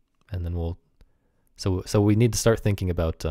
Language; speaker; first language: English; native; English